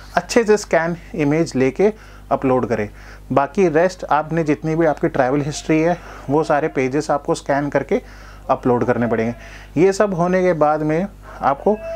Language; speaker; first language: Hindi; non-native, local second language; Gujarati